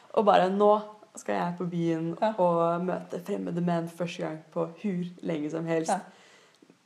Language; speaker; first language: Norwegian; native; Norwegian